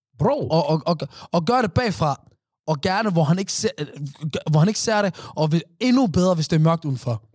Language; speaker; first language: Danish; native; Danish